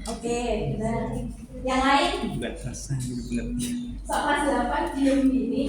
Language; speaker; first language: Indonesian; native; Indonesian